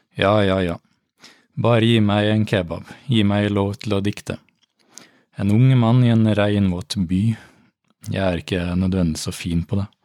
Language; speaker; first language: Norwegian; native; Norwegian